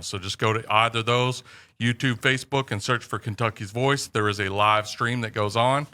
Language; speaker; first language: English; native; English